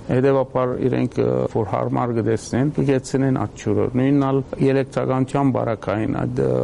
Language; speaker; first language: Armenian; early bilingual, heritage; Armenian